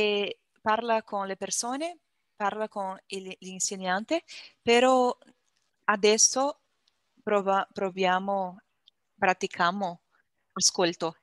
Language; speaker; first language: Italian; non-native, learner; Portuguese